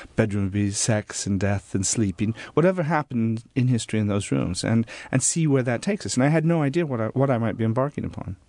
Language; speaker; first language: English; native; English